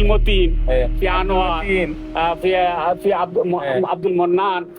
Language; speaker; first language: Arabic; non-native, learner; Bangla